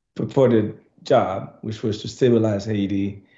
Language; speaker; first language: English; non-native, fluent; Haitian Creole